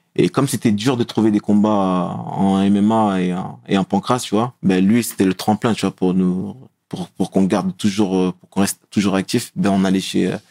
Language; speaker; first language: French; native; French